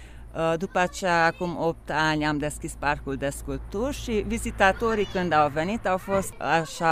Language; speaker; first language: Romanian; non-native, local second language; Hungarian